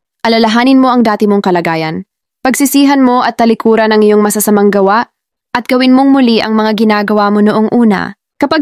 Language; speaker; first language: Filipino; native; Filipino